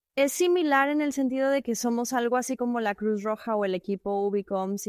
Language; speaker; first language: Spanish; non-native, fluent; Chinese